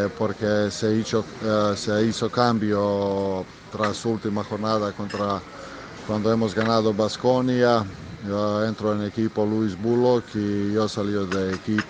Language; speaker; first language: Spanish; non-native, learner; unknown